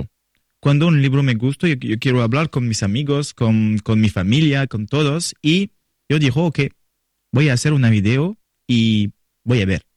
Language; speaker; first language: Spanish; non-native, learner; French